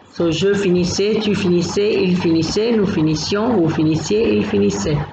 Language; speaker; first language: French; non-native, fluent; Gujarati